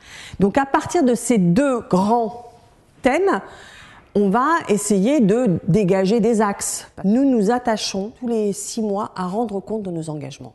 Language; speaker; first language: French; native; French